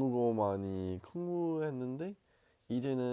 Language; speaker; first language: Korean; non-native, learner; English